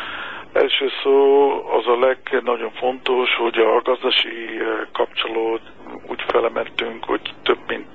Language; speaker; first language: Hungarian; non-native, fluent; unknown